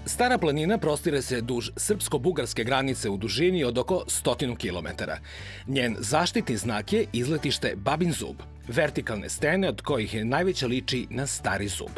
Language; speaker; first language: Serbian; native; Serbian